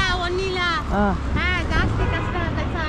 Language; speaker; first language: Kannada; non-native, local second language; Tamil